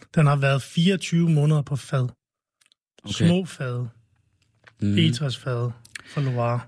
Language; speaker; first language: Danish; native; Danish